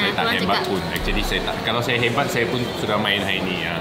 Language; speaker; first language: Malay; non-native, local second language; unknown